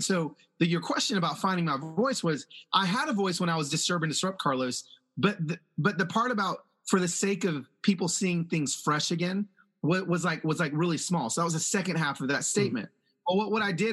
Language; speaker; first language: English; early bilingual, other home language; Spanish